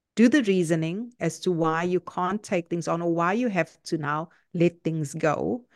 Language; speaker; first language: English; native; English